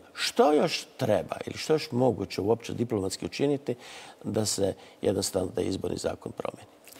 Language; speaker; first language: Croatian; native; Croatian